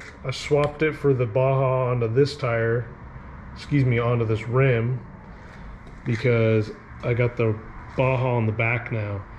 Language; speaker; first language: English; native; English